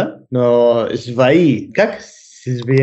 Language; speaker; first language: Russian; non-native, learner; Spanish